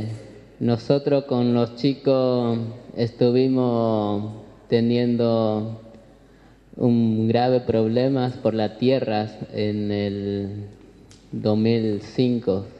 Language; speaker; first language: Spanish; non-native, local second language; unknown